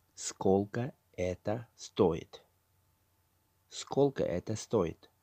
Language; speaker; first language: Russian; non-native, learner; Tajik